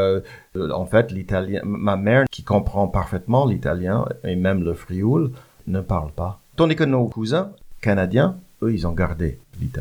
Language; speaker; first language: French; non-native, fluent; English